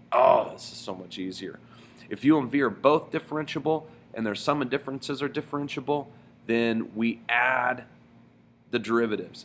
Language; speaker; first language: English; native; English